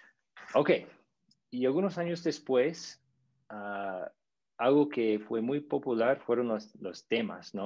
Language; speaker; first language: Spanish; non-native, fluent; English